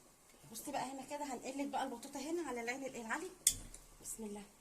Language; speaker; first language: Arabic; native; Arabic